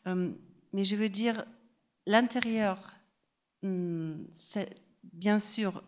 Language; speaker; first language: French; non-native, fluent; German